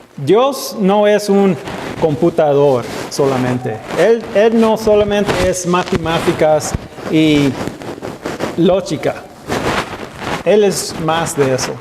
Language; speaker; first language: Spanish; non-native, learner; English